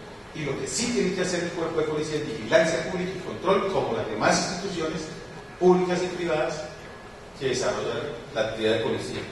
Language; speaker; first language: Spanish; native; Spanish